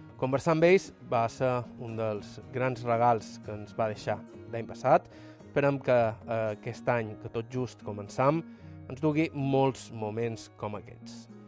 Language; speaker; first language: Catalan; native; Catalan